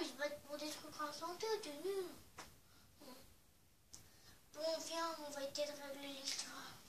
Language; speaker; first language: French; native; French